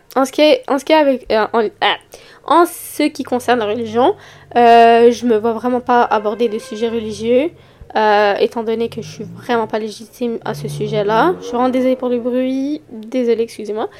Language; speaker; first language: French; native; French